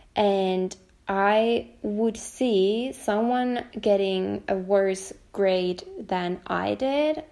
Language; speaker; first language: English; non-native, fluent; Finnish